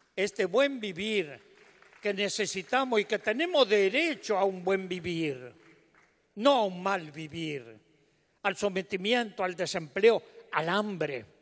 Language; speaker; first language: Spanish; native; Spanish